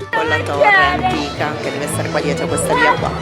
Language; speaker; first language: Italian; native; Italian